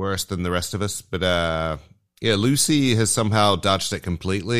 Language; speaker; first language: English; native; English